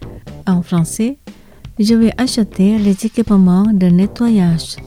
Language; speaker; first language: French; non-native, fluent; Indonesian